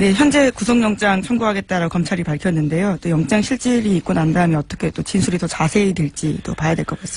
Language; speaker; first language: Korean; native; Korean